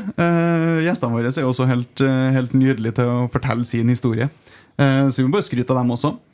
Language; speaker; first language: Norwegian; native; Norwegian